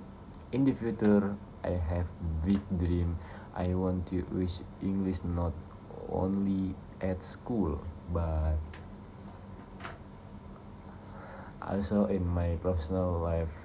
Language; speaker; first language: English; non-native, learner; Indonesian